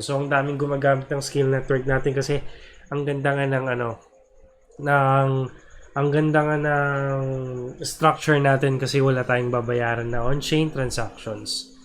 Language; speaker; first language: Filipino; native; Filipino